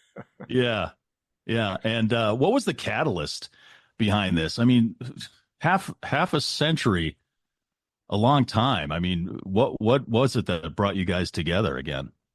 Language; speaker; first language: English; native; English